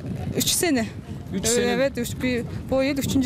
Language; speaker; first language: Turkish; non-native, learner; Mongolian